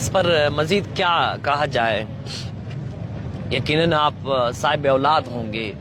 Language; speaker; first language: Urdu; native; Urdu